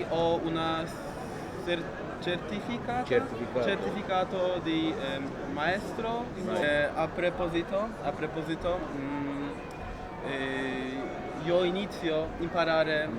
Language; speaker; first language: Italian; non-native, learner; Polish